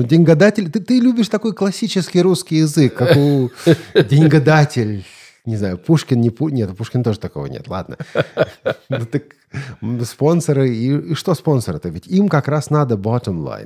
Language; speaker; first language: Russian; native; Russian